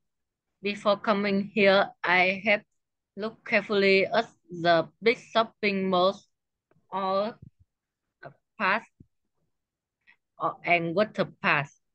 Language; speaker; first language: English; non-native, learner; Vietnamese